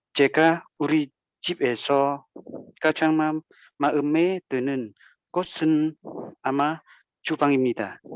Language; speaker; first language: Korean; non-native, learner; Vietnamese